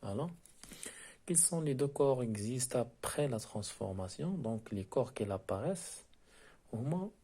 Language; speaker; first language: French; non-native, local second language; Arabic